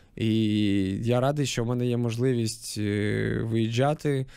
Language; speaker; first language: Ukrainian; native; Ukrainian